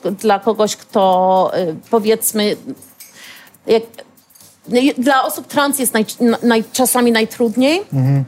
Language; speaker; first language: Polish; early bilingual, heritage; Polish